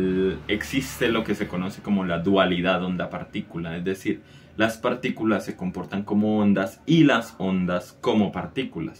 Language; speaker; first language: Spanish; native; Spanish